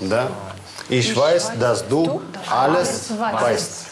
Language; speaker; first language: German; non-native, fluent; Russian